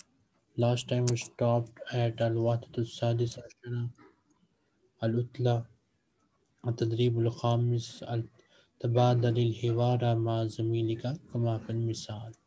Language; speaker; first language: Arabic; non-native, fluent; Urdu